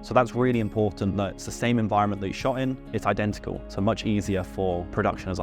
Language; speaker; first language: English; native; English